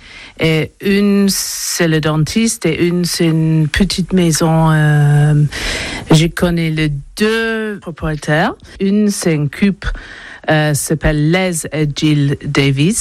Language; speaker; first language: French; non-native, learner; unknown